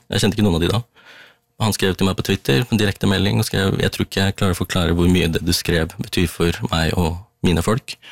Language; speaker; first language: Norwegian; early bilingual, other home language; Tamil